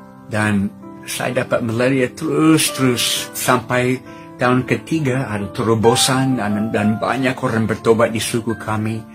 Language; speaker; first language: Indonesian; non-native, fluent; English